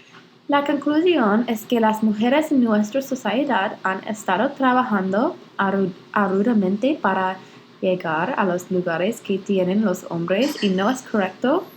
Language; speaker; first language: Spanish; non-native, learner; English